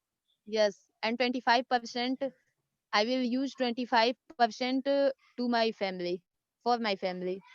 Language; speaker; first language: English; non-native, learner; Hindi